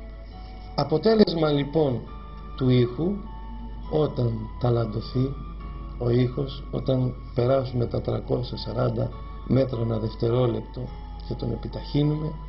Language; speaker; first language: Greek; native; Greek